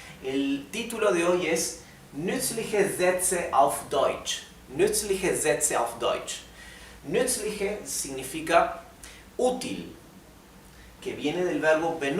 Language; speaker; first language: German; non-native, fluent; Spanish